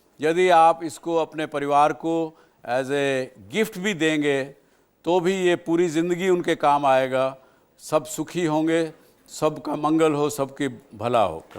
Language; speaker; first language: Hindi; native; Hindi